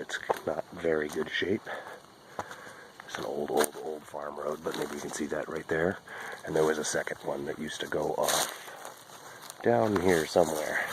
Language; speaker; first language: English; native; English